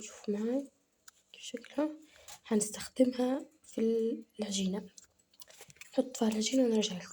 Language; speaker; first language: Arabic; native; Arabic